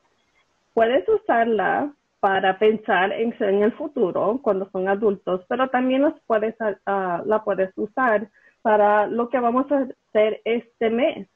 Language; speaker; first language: Spanish; early bilingual, heritage; Spanish